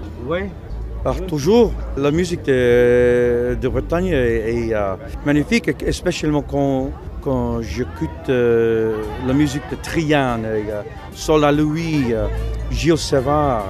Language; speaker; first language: French; non-native, learner; English